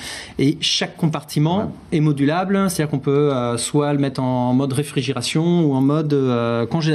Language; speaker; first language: French; native; French